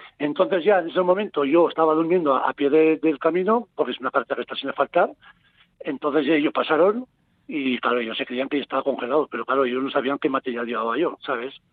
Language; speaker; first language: Spanish; native; Spanish